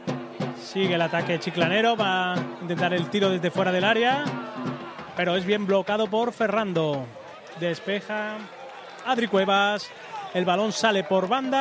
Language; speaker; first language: Spanish; native; Spanish